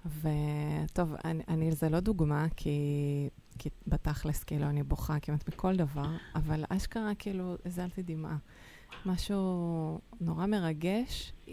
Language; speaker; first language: Hebrew; native; Hebrew